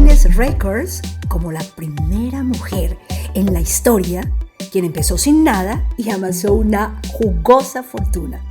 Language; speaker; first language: Spanish; native; Spanish